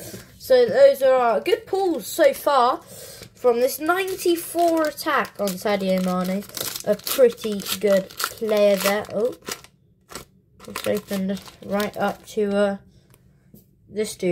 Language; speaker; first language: English; native; English